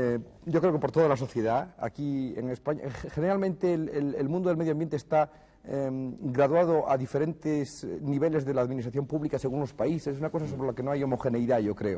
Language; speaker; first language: Spanish; native; Spanish